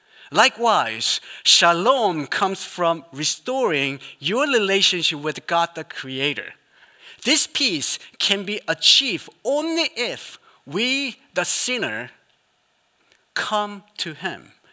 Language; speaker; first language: English; non-native, fluent; Korean